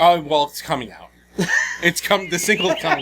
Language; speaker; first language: English; native; English